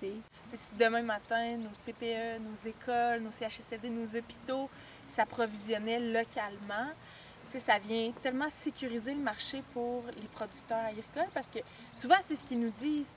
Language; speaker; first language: French; native; French